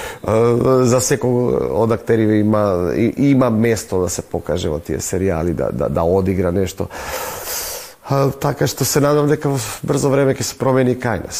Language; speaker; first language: Macedonian; native; Macedonian